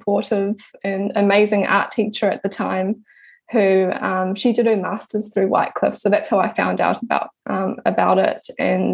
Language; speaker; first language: English; native; English